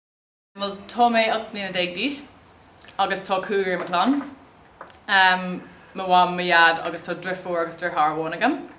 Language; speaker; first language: Irish; non-native, local second language; English